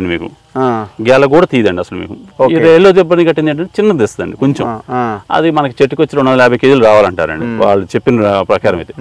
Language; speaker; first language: Telugu; native; Telugu